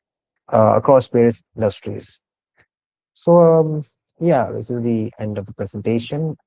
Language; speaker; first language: English; non-native, local second language; Malayalam